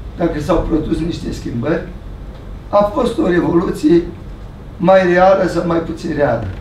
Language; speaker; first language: Romanian; native; Romanian